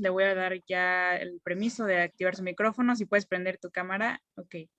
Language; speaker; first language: Spanish; native; Spanish